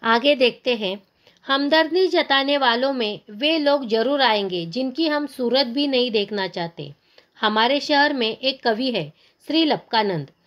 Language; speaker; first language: Hindi; non-native, local second language; Marathi